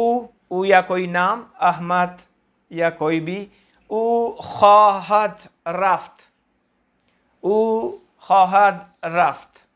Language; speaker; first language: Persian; non-native, fluent; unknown